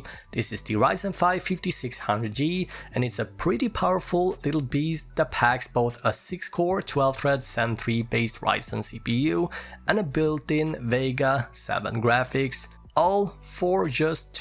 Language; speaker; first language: English; native; English